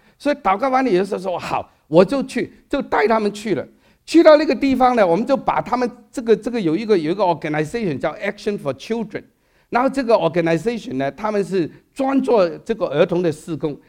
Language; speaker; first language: Chinese; non-native, local second language; Cantonese